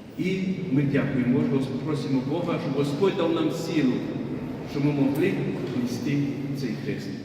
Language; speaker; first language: Ukrainian; non-native, local second language; Russian